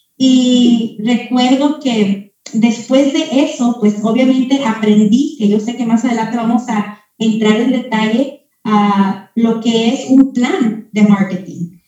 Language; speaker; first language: Spanish; early bilingual, heritage; Spanish